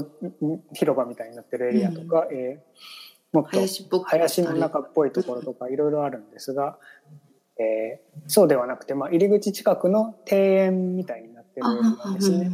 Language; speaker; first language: Japanese; native; Japanese